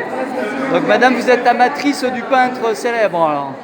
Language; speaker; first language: French; native; French